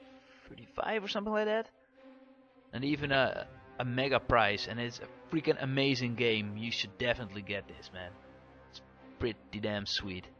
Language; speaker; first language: English; non-native, fluent; Dutch